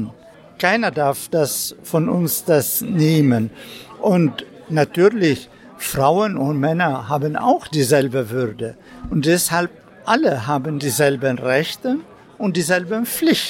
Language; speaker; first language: German; non-native, fluent; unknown